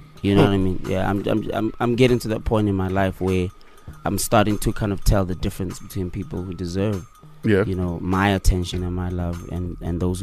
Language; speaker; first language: English; non-native, local second language; Tswana